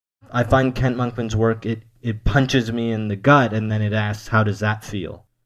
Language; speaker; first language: English; native; English